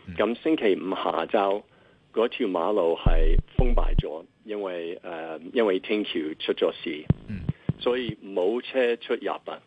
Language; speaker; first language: Cantonese; non-native, fluent; English